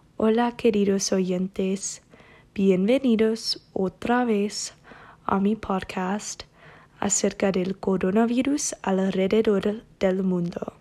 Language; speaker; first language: Spanish; non-native, learner; English